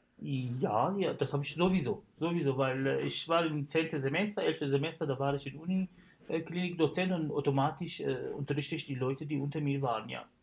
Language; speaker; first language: German; non-native, fluent; Arabic